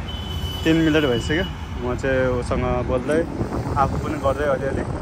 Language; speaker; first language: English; non-native, learner; Nepali